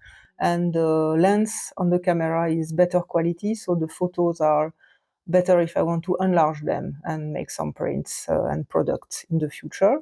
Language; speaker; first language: English; non-native, fluent; French